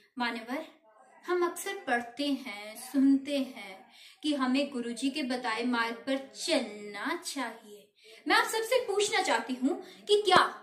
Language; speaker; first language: Hindi; non-native, local second language; Punjabi